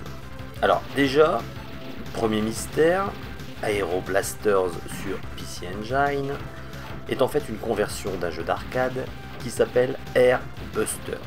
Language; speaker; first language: French; native; French